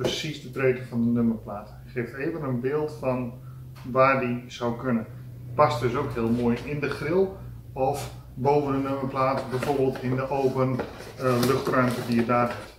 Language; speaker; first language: Dutch; native; Dutch